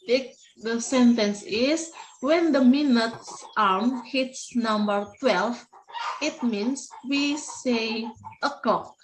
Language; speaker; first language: English; non-native, learner; Indonesian